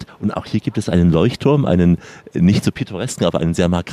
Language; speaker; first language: German; native; German